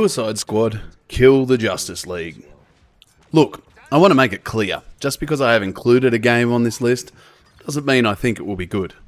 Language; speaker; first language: English; native; English